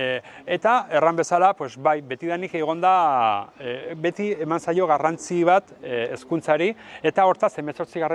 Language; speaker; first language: Basque; native; Basque